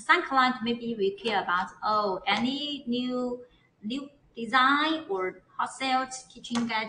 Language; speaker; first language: English; non-native, learner; Chinese